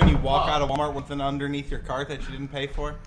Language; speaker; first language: English; native; English